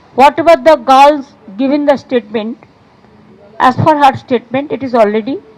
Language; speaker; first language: English; non-native, local second language; Bangla